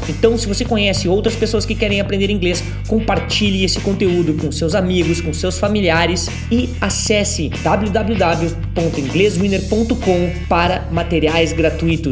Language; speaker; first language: Portuguese; native; Portuguese